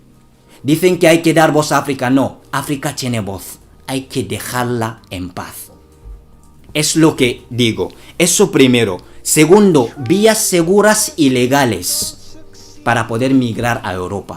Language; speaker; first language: Spanish; non-native, fluent; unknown